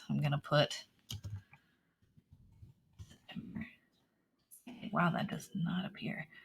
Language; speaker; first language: English; native; English